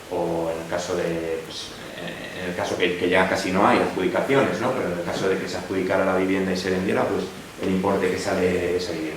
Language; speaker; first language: Spanish; native; Spanish